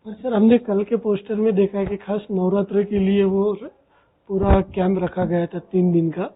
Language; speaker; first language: Hindi; non-native, local second language; Marathi